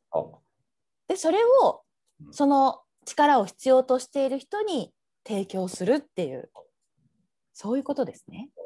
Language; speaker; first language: Japanese; native; Japanese